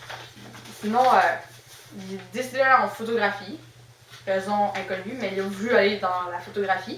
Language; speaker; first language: French; native; French